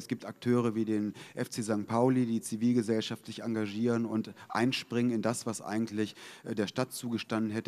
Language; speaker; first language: German; native; German